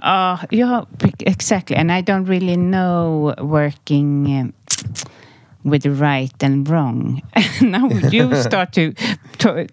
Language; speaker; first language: English; non-native, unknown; Swedish